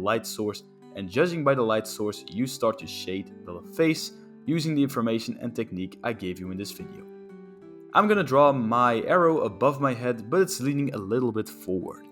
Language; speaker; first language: English; non-native, fluent; Dutch